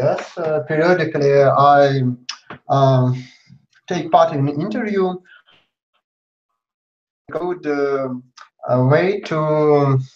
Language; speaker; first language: English; non-native, learner; Russian